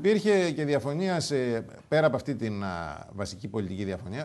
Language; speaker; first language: Greek; native; Greek